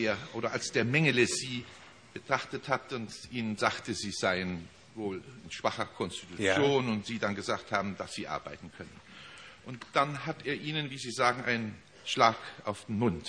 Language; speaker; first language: German; native; German